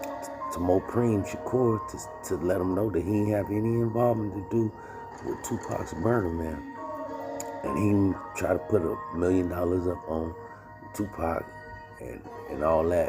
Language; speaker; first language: English; native; English